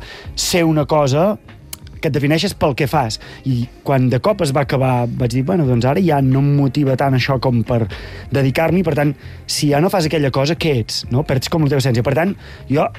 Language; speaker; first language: Catalan; native; Catalan